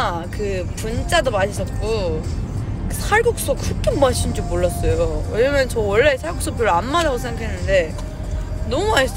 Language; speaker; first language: Korean; non-native, fluent; Chinese